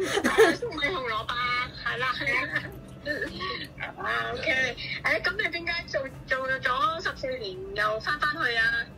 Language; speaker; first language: Cantonese; native; Cantonese